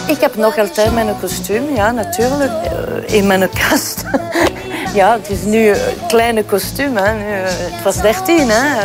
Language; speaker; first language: Dutch; non-native, local second language; French